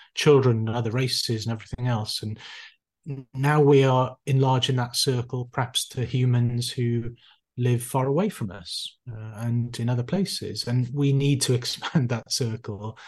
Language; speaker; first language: English; native; English